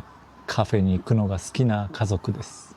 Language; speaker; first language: Japanese; non-native, fluent; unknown